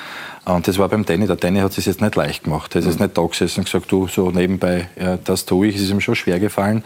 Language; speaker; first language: German; native; German